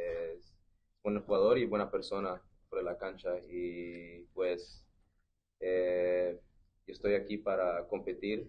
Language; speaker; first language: Spanish; early bilingual, heritage; English